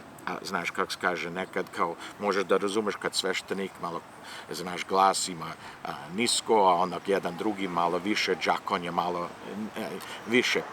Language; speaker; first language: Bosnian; early bilingual, heritage; Serbian